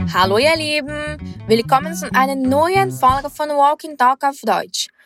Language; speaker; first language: German; non-native, fluent; Portuguese